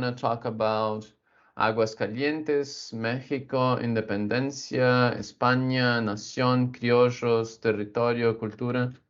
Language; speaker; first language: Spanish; non-native, learner; English